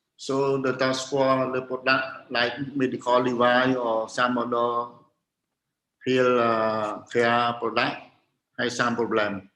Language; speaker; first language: English; non-native, learner; Khmer